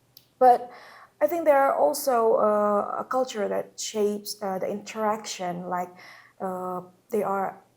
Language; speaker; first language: English; non-native, local second language; Indonesian